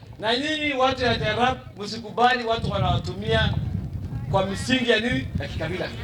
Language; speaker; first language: Swahili; non-native, local second language; Somali